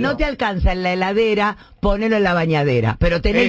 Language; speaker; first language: Spanish; native; Spanish